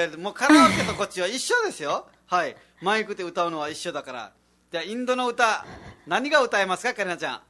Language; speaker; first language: Japanese; non-native, fluent; Nepali